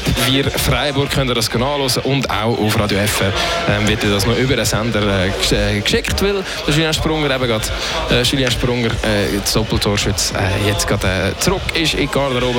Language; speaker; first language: German; native; German